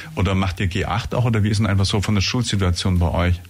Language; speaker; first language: German; native; German